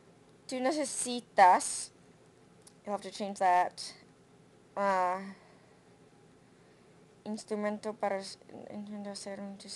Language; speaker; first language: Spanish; non-native, learner; English